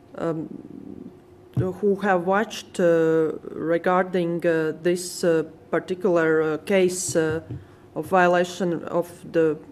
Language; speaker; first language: English; non-native, fluent; Latvian